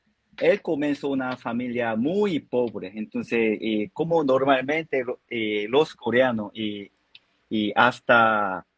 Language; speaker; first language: Spanish; non-native, fluent; Korean